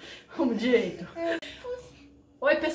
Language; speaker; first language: Portuguese; native; Portuguese